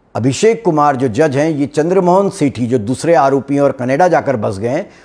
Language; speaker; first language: Hindi; native; Hindi